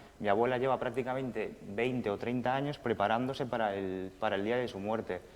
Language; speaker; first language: Spanish; early bilingual, other home language; Romanian